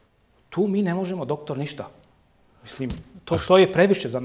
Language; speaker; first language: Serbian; non-native, local second language; Turkish